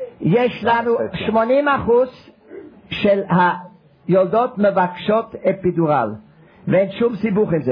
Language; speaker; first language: Hebrew; non-native, fluent; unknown